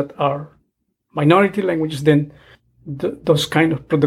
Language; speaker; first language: English; non-native, fluent; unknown